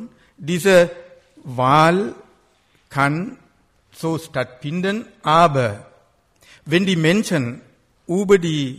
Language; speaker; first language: German; non-native, fluent; Sinhala